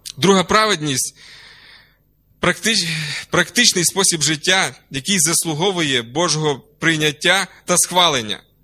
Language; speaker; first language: Ukrainian; non-native, local second language; Russian